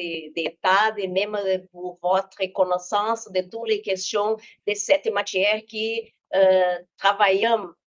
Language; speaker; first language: French; non-native, learner; Portuguese